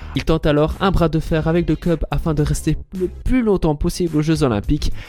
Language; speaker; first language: French; native; French